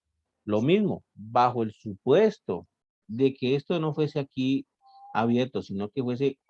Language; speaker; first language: Spanish; native; Spanish